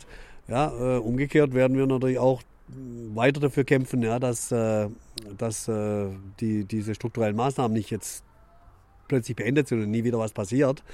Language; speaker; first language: German; native; German